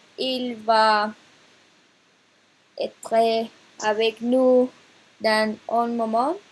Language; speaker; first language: French; non-native, learner; Spanish